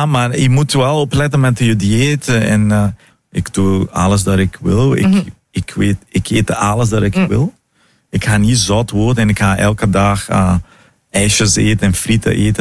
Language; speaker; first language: Dutch; non-native, fluent; Portuguese